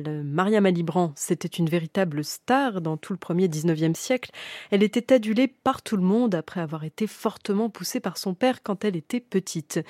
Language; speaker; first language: French; native; French